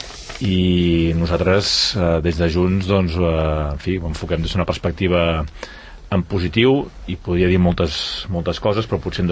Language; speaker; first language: Catalan; native; Catalan